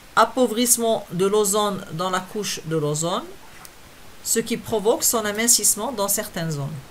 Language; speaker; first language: French; non-native, local second language; Arabic